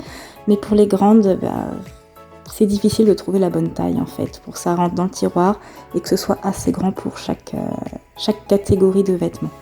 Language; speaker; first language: French; native; French